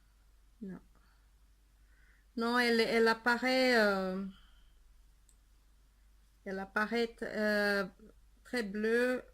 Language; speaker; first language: French; non-native, fluent; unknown